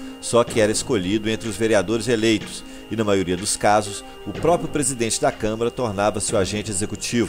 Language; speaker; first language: Portuguese; native; Portuguese